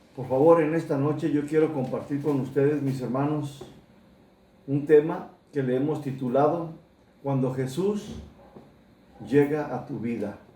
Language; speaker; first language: Spanish; early bilingual, heritage; Spanish